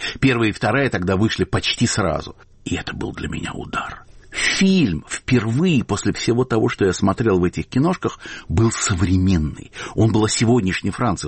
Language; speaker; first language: Russian; native; Russian